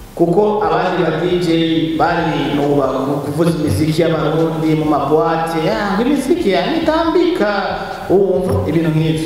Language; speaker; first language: Rundi; native; Rundi